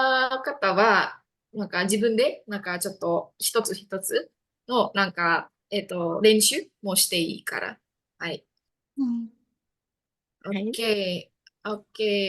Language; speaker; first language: Japanese; non-native, fluent; Indonesian